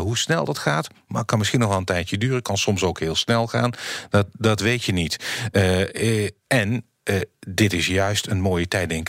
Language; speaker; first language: Dutch; native; Dutch